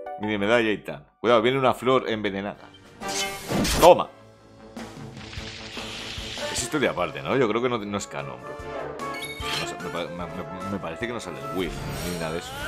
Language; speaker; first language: Spanish; native; Spanish